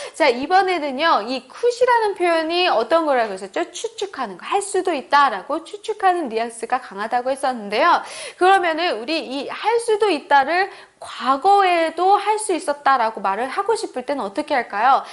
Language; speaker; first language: Korean; native; Korean